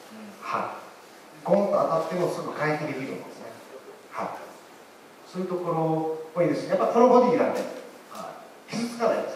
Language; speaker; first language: Japanese; native; Japanese